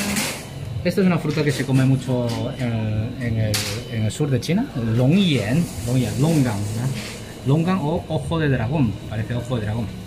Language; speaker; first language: Spanish; non-native, fluent; Chinese